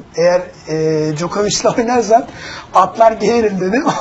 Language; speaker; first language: Turkish; native; Turkish